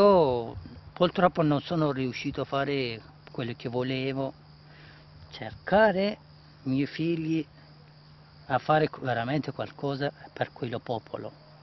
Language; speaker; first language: Italian; non-native, learner; Kurdish